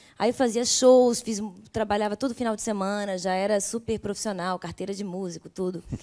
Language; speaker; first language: Portuguese; early bilingual, other home language; Italian